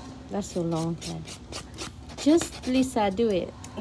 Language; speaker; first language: English; non-native, learner; Vietnamese